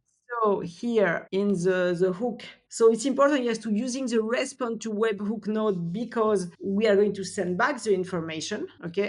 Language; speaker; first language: English; non-native, fluent; French